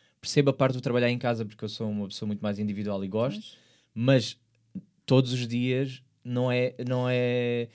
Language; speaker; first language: Portuguese; native; Portuguese